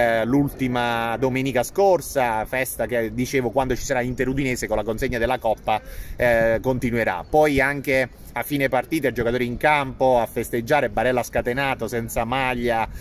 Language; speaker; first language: Italian; native; Italian